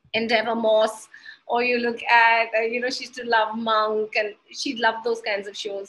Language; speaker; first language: English; non-native, local second language; Hindi